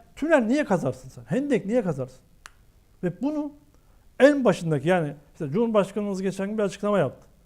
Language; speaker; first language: Turkish; native; Turkish